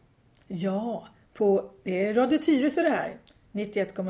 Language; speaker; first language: Swedish; native; Swedish